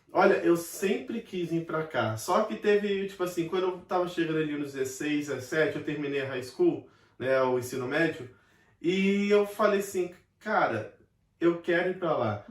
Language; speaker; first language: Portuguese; native; Portuguese